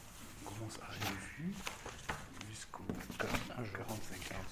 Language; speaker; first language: French; non-native, local second language; Arabic